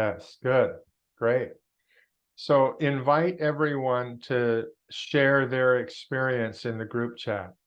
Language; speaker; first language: English; non-native, fluent; Vietnamese